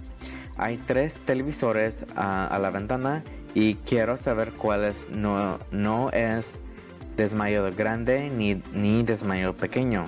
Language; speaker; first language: Spanish; early bilingual, heritage; Spanish